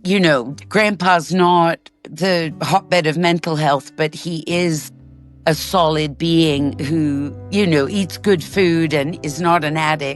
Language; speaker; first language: English; native; English